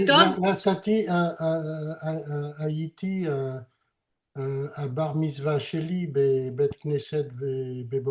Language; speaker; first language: Hebrew; non-native, learner; French